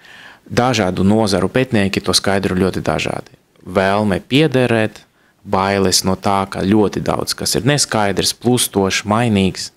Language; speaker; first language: Latvian; non-native, local second language; Russian